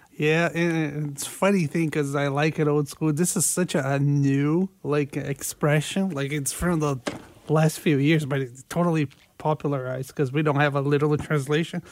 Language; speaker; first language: English; non-native, fluent; Portuguese